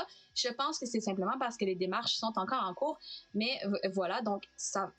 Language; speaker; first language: French; native; French